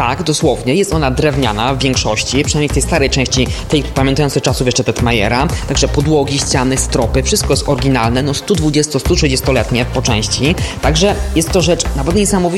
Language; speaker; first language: Polish; native; Polish